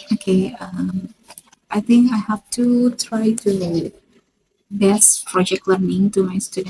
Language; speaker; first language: English; non-native, fluent; Indonesian